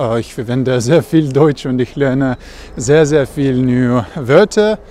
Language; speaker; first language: German; non-native, learner; Russian